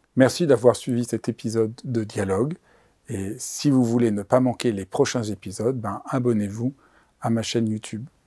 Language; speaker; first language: French; native; French